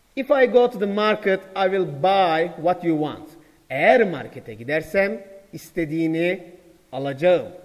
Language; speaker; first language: English; non-native, fluent; Turkish